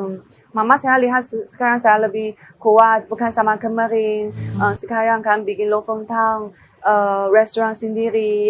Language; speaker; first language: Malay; non-native, learner; Chinese